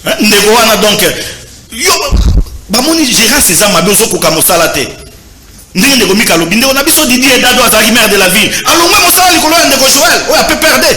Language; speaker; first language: Lingala; native; Lingala